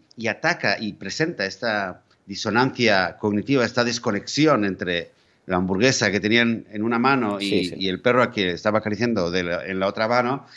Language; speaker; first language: Spanish; native; Spanish